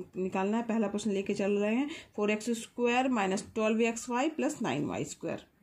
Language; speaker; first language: Hindi; native; Hindi